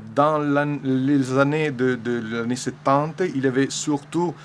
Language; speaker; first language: French; non-native, learner; Italian